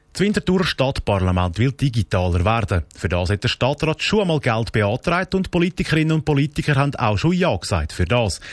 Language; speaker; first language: German; native; German